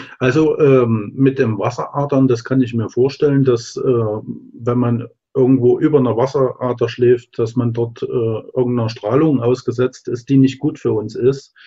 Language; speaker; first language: German; native; German